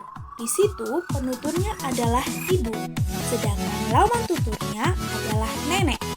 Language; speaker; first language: Indonesian; native; Indonesian